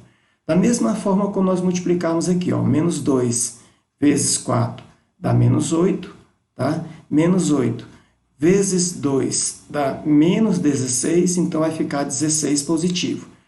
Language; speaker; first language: Portuguese; native; Portuguese